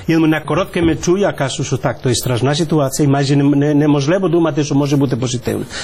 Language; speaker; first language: Ukrainian; non-native, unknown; Spanish